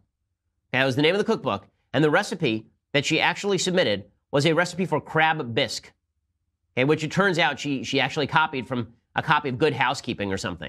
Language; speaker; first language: English; native; English